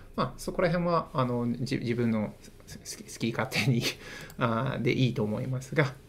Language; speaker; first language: Japanese; non-native, fluent; English